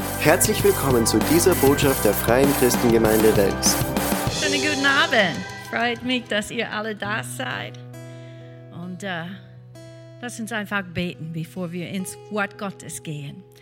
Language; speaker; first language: German; non-native, fluent; English